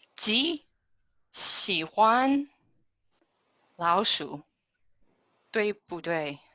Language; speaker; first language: Chinese; non-native, fluent; English